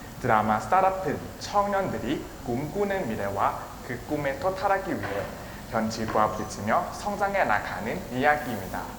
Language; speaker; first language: Korean; non-native, learner; Thai